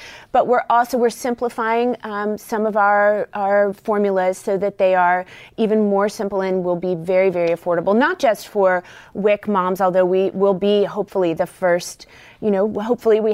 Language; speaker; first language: English; native; English